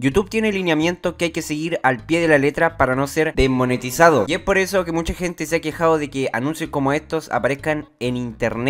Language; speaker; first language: Spanish; native; Spanish